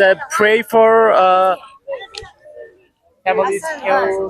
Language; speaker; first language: English; non-native, learner; Mongolian